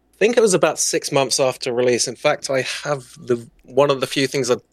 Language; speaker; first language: English; native; English